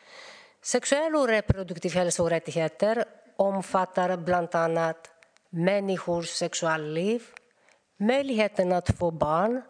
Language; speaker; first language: Swedish; non-native, fluent; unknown